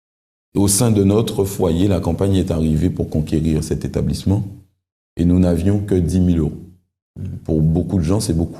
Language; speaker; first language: French; native; French